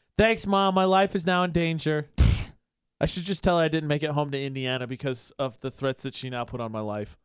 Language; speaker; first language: English; native; English